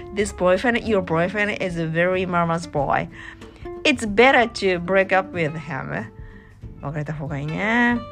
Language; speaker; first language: English; non-native, learner; Japanese